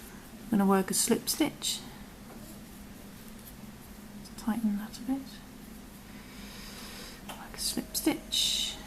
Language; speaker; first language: English; native; English